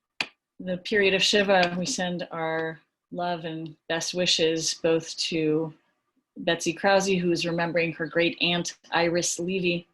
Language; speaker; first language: English; native; English